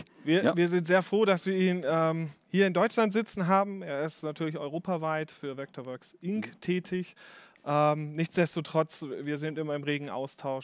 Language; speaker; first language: German; native; German